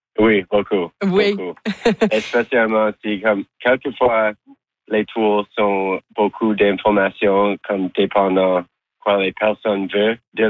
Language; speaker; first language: French; non-native, local second language; English